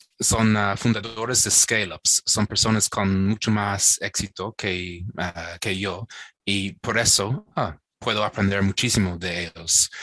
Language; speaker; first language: Spanish; non-native, fluent; English